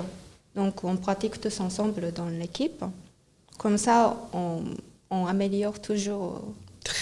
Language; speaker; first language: French; non-native, fluent; Japanese